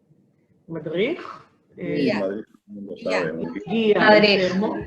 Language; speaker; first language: Spanish; non-native, fluent; Hebrew